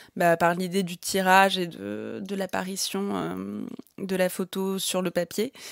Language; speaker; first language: French; early bilingual, other home language; German